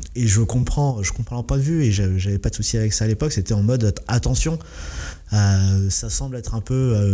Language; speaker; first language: French; native; French